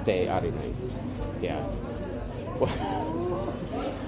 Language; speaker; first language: Basque; non-native, learner; English